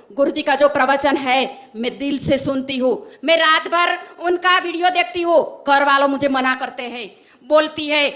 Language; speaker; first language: Hindi; non-native, local second language; Gujarati